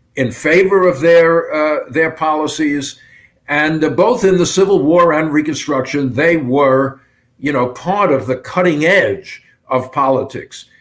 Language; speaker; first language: English; native; English